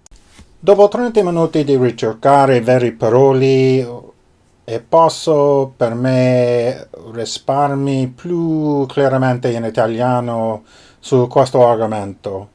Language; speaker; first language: Italian; non-native, learner; English